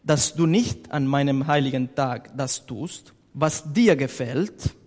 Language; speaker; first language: German; non-native, learner; Italian